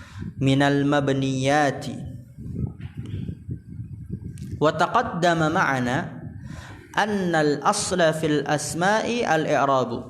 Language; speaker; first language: Arabic; non-native, fluent; Indonesian